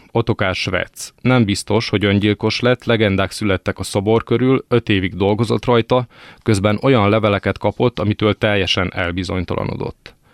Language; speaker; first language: Hungarian; native; Hungarian